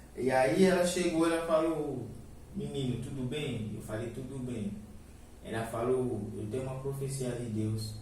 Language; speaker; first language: Portuguese; non-native, fluent; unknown